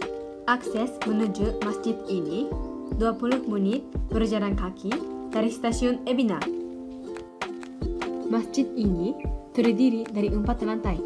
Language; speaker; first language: Indonesian; non-native, fluent; Japanese